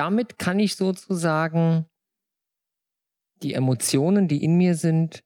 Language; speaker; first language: German; native; German